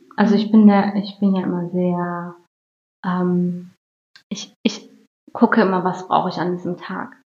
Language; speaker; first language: German; early bilingual, other home language; Turkish